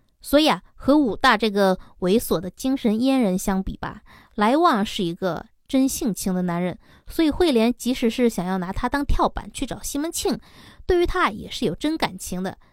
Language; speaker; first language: Chinese; native; Chinese